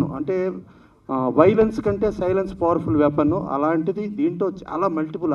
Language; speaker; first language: Telugu; native; Telugu